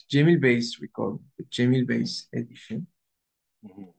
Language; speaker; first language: English; non-native, learner; Turkish